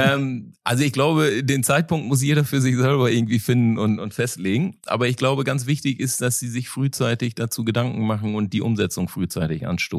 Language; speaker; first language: German; native; German